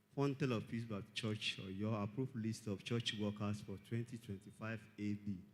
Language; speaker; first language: English; non-native, local second language; Yoruba